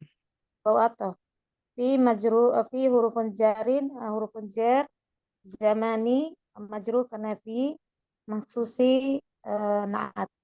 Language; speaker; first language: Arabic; non-native, learner; Indonesian